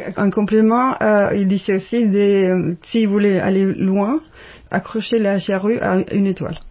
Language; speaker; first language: French; non-native, fluent; Spanish